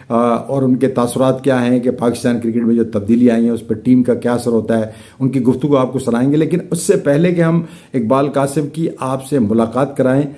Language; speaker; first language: Urdu; native; Urdu